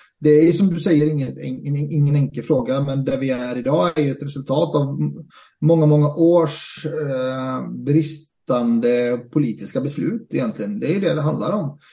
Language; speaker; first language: Swedish; early bilingual, other home language; Arabic